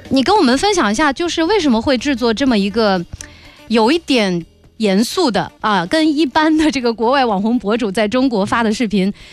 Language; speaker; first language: Chinese; native; Chinese